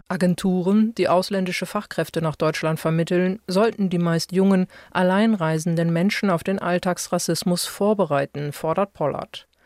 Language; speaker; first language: German; native; German